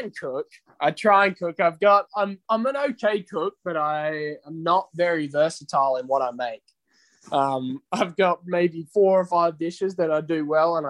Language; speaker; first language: English; native; English